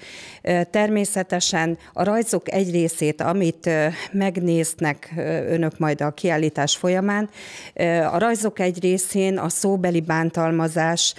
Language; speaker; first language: Hungarian; native; Hungarian